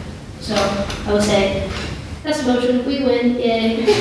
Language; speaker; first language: English; native; English